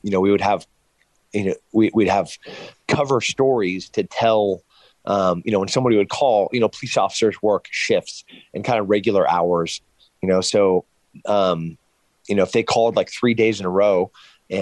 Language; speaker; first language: English; native; English